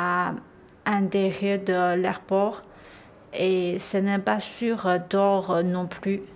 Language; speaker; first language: French; non-native, learner; Chinese